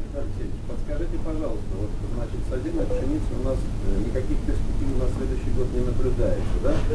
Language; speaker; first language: Russian; native; Russian